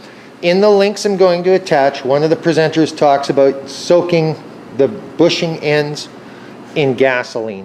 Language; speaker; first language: English; native; English